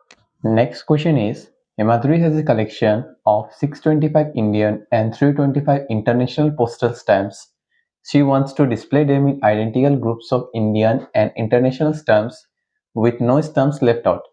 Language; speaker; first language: English; non-native, local second language; Hindi